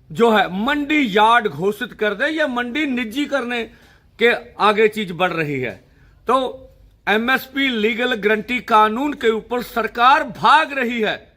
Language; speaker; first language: Hindi; non-native, local second language; Punjabi